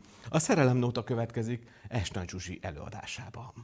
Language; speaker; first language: Hungarian; native; Hungarian